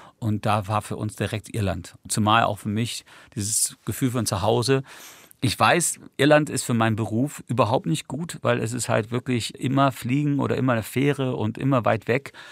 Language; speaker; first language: German; early bilingual, other home language; English